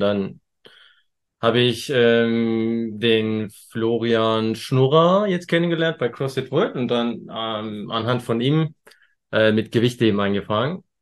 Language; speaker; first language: German; early bilingual, other home language; Turkish